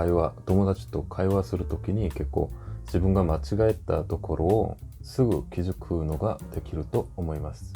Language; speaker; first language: Japanese; non-native, fluent; Korean